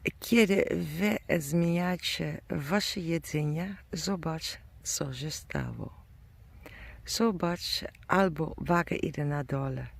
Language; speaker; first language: Polish; non-native, learner; German